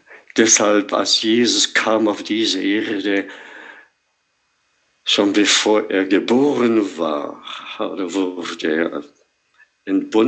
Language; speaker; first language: German; non-native, fluent; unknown